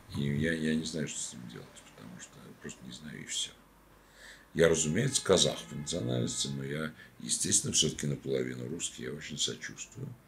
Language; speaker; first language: Russian; native; Russian